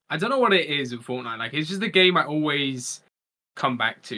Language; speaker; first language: English; native; English